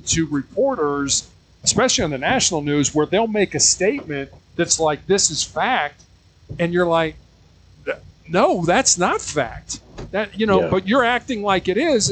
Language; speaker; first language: English; native; English